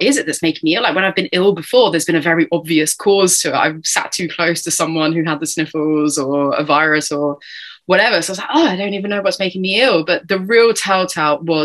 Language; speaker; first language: English; native; English